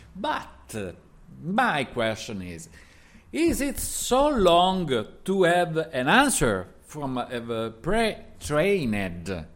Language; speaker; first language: English; non-native, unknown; Italian